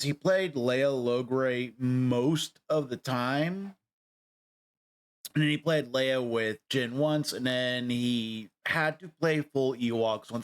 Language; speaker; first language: English; native; English